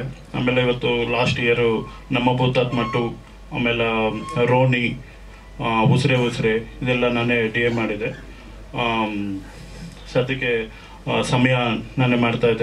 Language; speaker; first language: Kannada; non-native, local second language; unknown